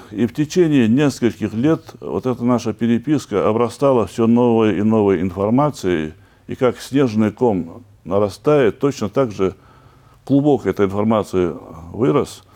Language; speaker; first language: Russian; non-native, local second language; Chechen